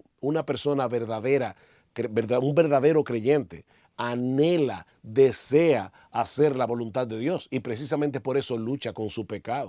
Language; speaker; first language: Spanish; native; Spanish